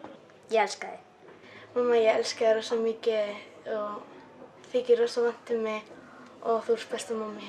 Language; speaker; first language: Icelandic; non-native, local second language; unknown